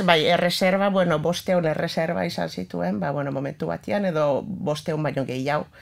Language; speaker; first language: Basque; non-native, fluent; Finnish